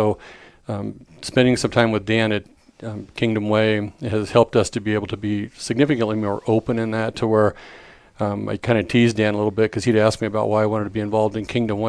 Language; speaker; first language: English; native; English